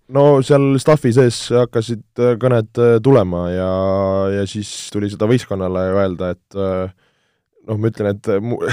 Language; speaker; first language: Estonian; native; Estonian